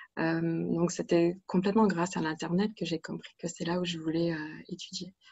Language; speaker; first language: French; non-native, fluent; English